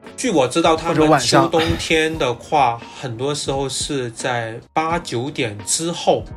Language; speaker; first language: Chinese; non-native, local second language; Cantonese